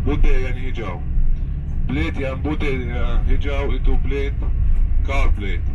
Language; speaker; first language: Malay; non-native, fluent; Arabic